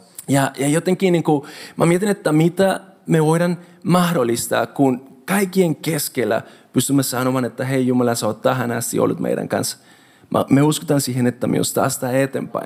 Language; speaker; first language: Finnish; non-native, fluent; Spanish